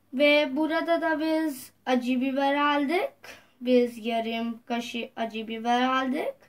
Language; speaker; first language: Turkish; non-native, learner; Urdu